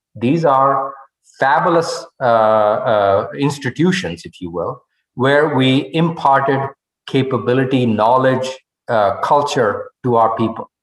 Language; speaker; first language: English; non-native, local second language; Hindi